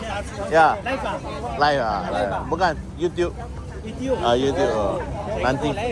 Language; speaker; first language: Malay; non-native, local second language; Chinese